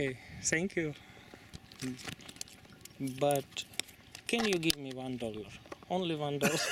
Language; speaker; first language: English; non-native, learner; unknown